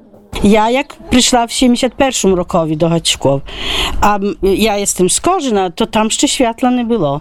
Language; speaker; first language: Polish; non-native, local second language; Ukrainian